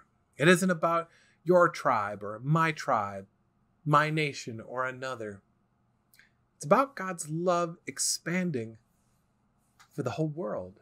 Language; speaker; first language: English; native; English